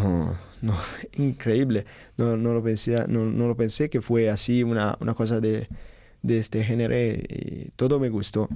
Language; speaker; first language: Spanish; non-native, learner; Italian